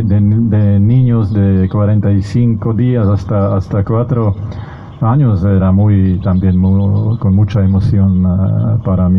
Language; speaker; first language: Spanish; non-native, fluent; Slovak